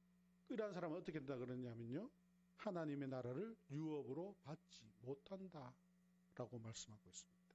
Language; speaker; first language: Korean; native; Korean